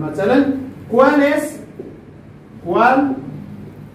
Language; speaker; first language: Spanish; non-native, fluent; Arabic